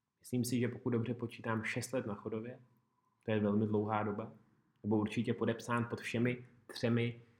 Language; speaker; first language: Czech; native; Czech